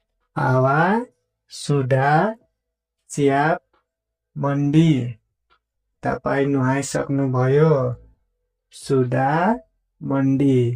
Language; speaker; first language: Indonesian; non-native, fluent; Nepali